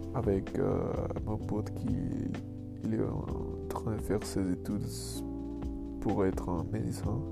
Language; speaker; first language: French; non-native, learner; Spanish